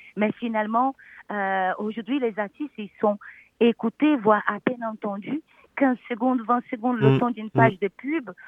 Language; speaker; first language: French; non-native, fluent; Portuguese